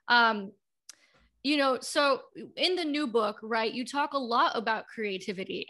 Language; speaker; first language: English; native; English